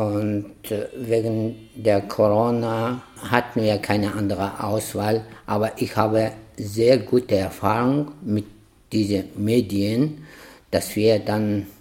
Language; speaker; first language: German; non-native, fluent; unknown